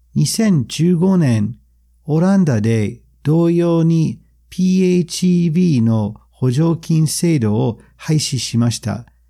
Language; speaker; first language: Japanese; non-native, fluent; English